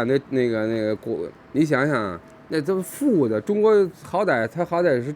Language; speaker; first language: Chinese; native; Chinese